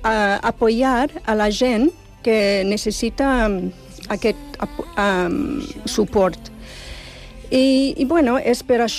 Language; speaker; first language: Catalan; non-native, fluent; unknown